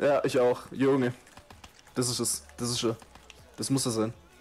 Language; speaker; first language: German; native; German